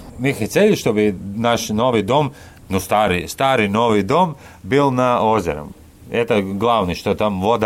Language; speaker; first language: Russian; non-native, learner; Latvian